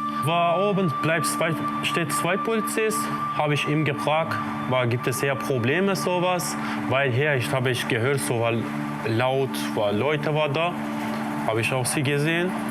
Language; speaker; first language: German; non-native, learner; Kurdish